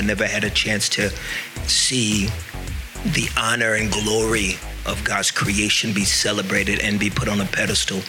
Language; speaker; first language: English; native; English